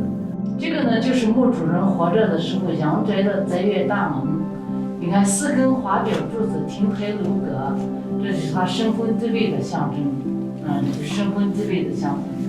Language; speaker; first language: Chinese; native; Chinese